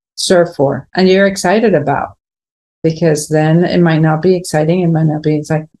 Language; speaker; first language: English; non-native, fluent; Spanish